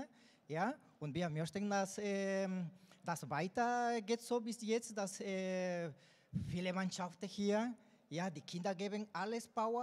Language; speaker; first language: German; non-native, learner; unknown